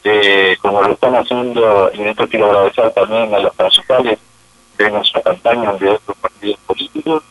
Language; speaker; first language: Spanish; native; Spanish